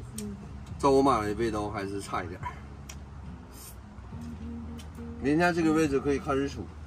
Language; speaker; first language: Chinese; native; Chinese